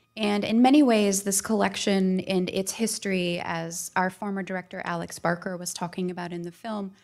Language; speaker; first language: English; native; English